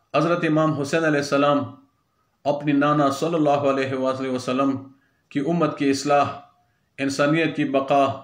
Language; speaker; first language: Urdu; non-native, local second language; Pashto